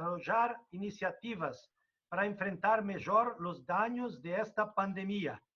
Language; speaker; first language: Spanish; non-native, fluent; Portuguese